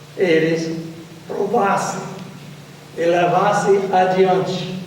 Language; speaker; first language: Portuguese; non-native, fluent; English